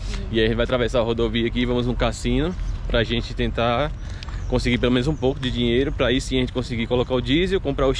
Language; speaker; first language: Portuguese; native; Portuguese